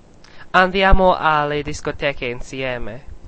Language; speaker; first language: Italian; non-native, learner; English